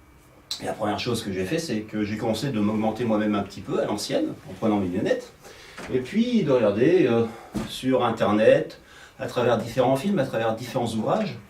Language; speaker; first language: French; native; French